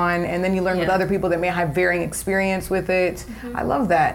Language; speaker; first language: English; native; English